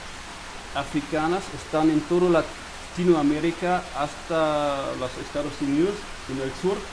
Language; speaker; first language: Spanish; non-native, fluent; German